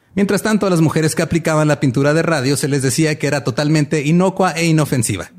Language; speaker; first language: Spanish; native; Spanish